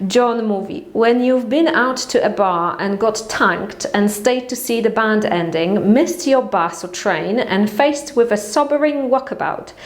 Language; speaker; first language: English; non-native, fluent; Polish